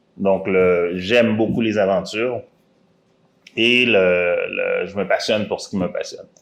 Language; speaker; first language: French; early bilingual, other home language; Haitian Creole